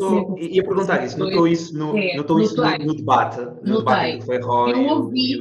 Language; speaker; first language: Portuguese; native; Portuguese